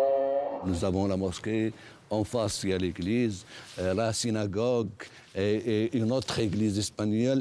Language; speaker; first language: French; non-native, local second language; Arabic